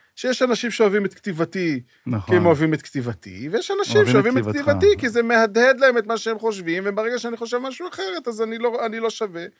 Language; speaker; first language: Hebrew; native; Hebrew